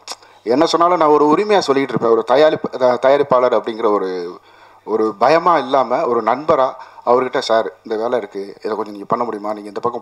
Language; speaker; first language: Tamil; native; Tamil